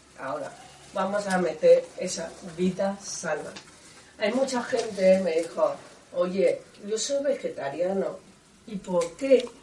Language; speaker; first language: Spanish; non-native, learner; Chinese